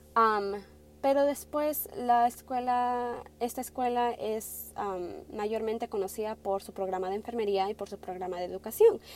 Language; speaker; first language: Spanish; early bilingual, heritage; Spanish